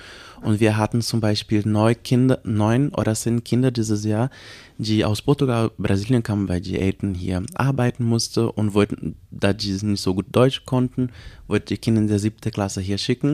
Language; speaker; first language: German; non-native, learner; Portuguese